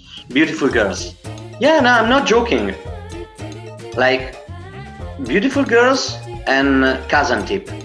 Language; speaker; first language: English; non-native, fluent; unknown